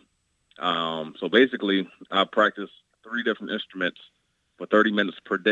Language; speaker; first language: English; native; English